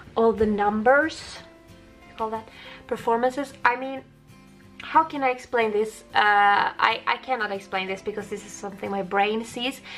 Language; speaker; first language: English; non-native, fluent; Swedish